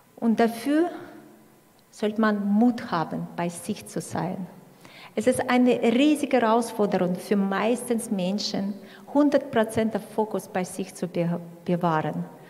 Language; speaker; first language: German; non-native, fluent; Russian